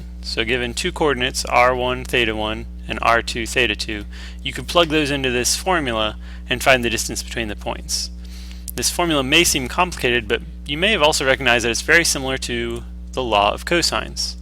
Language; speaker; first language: English; native; English